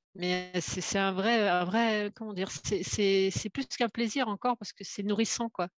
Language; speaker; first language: French; native; French